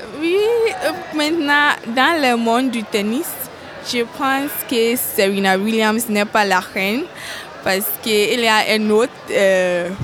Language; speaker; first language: French; non-native, learner; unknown